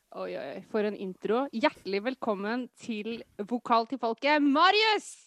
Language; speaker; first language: Norwegian; native; Norwegian